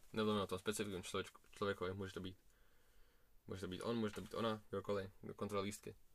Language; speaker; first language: Czech; early bilingual, other home language; Russian